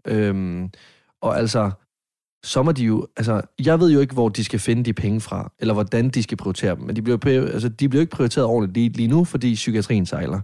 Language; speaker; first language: Danish; native; Danish